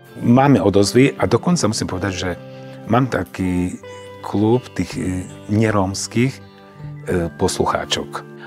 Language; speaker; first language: Slovak; non-native, local second language; Romany